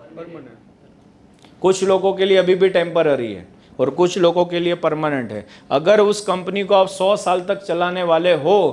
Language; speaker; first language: Hindi; non-native, local second language; Gujarati